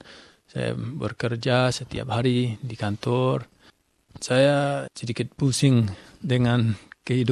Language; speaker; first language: Indonesian; non-native, fluent; English